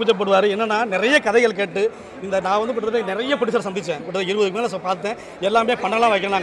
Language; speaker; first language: Tamil; native; Tamil